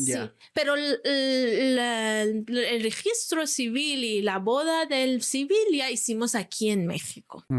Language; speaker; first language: Spanish; non-native, fluent; Persian